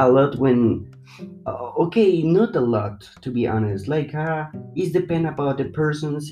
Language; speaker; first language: English; non-native, learner; Spanish